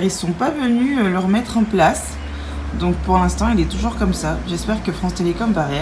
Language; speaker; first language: French; native; French